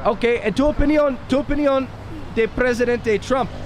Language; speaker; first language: Spanish; non-native, learner; English